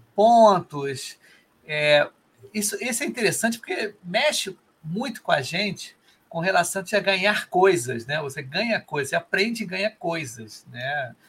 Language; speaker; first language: Portuguese; native; Portuguese